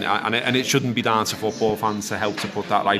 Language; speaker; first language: English; native; English